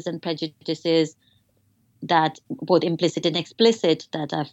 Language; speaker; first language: English; non-native, local second language; Hindi